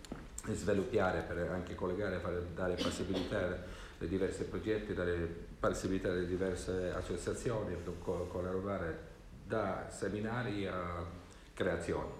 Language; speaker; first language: Italian; non-native, learner; Swedish